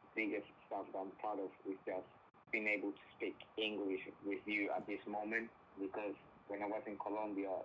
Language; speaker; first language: English; non-native, fluent; Spanish